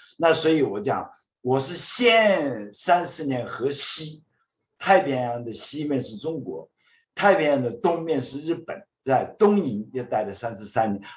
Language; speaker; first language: Chinese; native; Chinese